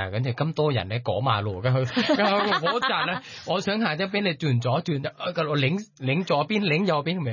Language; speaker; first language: Cantonese; non-native, fluent; Thai